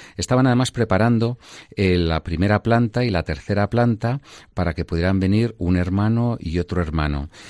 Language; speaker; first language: Spanish; native; Spanish